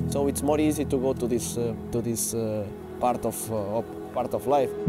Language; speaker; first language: English; non-native, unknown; Portuguese